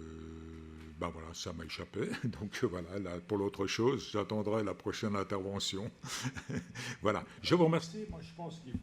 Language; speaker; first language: French; native; French